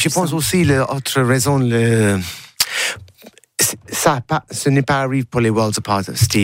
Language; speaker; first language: French; non-native, learner; English